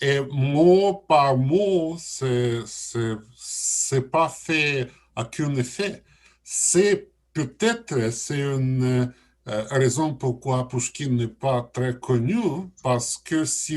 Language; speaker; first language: French; non-native, learner; Russian